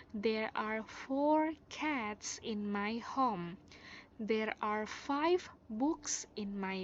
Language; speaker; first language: English; non-native, fluent; Indonesian